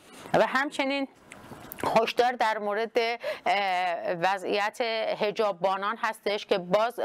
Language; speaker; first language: Persian; non-native, local second language; Kurdish